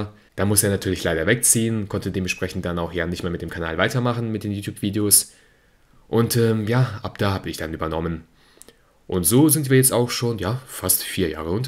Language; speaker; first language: German; native; German